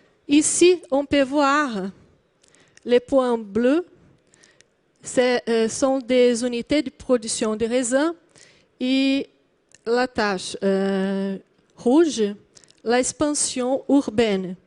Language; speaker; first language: French; non-native, learner; Portuguese